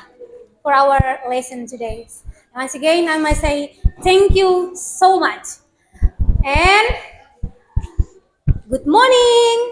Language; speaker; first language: English; non-native, fluent; Indonesian